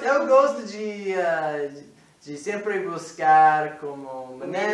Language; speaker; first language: Portuguese; non-native, fluent; English